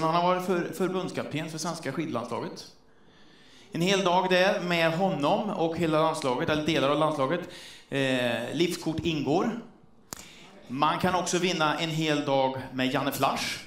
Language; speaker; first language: Swedish; native; Swedish